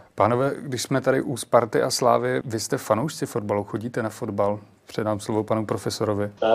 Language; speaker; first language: Czech; native; Czech